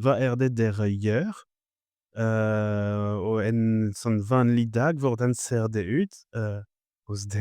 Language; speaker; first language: Norwegian; non-native, fluent; French